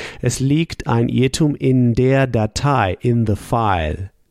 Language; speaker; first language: German; native; German